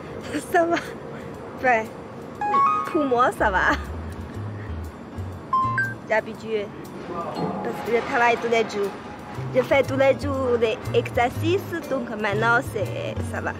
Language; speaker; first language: French; non-native, learner; Chinese